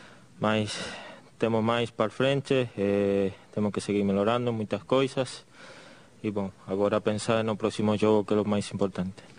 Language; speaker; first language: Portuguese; non-native, fluent; Spanish